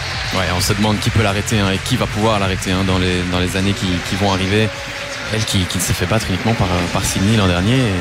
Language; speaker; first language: French; native; French